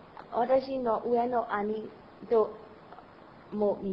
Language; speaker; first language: Japanese; non-native, learner; Burmese